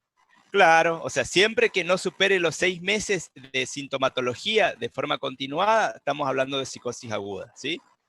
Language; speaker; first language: Spanish; native; Spanish